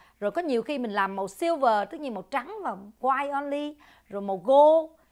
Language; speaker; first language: Vietnamese; native; Vietnamese